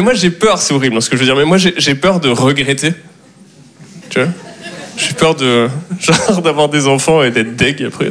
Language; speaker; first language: French; native; French